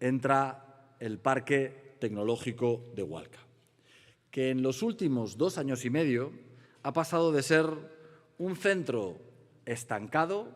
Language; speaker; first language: Spanish; native; Spanish